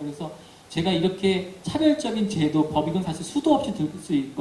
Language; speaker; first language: Korean; native; Korean